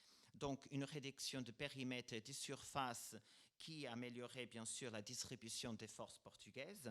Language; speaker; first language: French; non-native, fluent; Portuguese